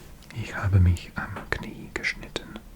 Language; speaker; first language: German; non-native, learner; English